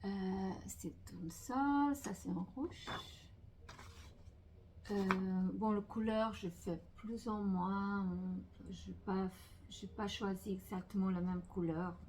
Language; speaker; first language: French; non-native, fluent; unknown